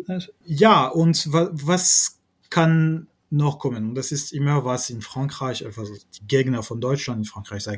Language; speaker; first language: German; non-native, fluent; French